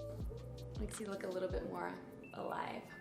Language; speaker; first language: English; native; English